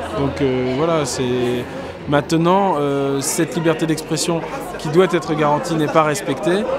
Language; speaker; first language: French; non-native, local second language; Arabic